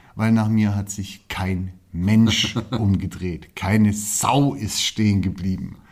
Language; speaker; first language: German; native; German